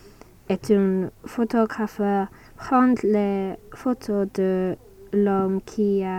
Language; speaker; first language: French; non-native, learner; English